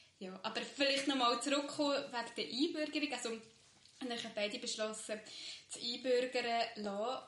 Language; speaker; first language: German; native; German